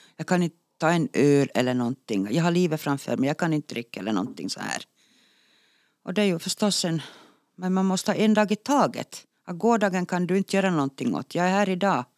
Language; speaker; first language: Swedish; native; Swedish